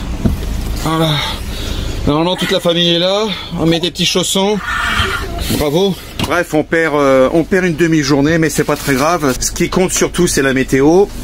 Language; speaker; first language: French; native; French